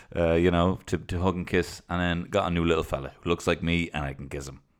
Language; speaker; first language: English; native; English